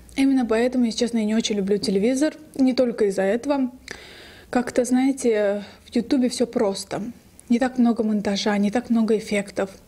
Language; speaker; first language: Russian; non-native, local second language; Lezghian